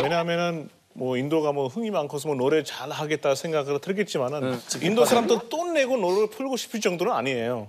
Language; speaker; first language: Korean; non-native, fluent; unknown